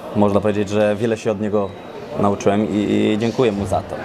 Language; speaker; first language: Polish; native; Polish